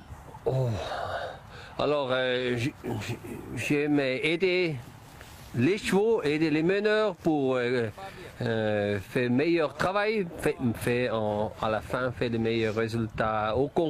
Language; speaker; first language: French; non-native, local second language; German